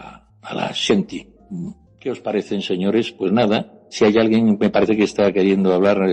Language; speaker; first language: Spanish; native; Spanish